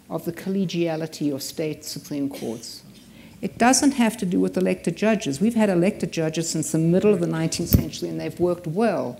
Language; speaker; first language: English; native; English